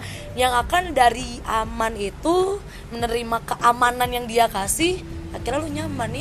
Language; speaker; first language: Indonesian; native; Indonesian